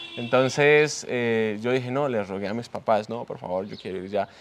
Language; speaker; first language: Spanish; native; Spanish